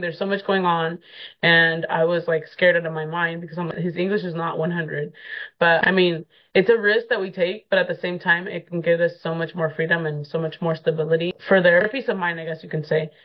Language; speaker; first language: English; early bilingual, other home language; Spanish